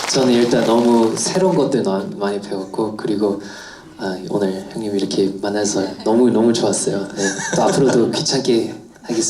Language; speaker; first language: Korean; non-native, fluent; English